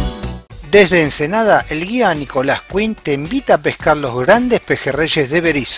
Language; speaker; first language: Spanish; native; Spanish